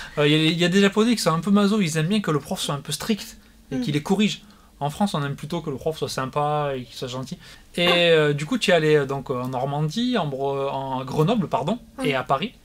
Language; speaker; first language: French; native; French